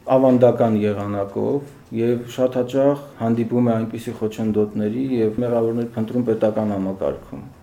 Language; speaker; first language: Armenian; native; Armenian